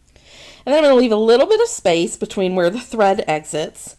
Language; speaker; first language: English; native; English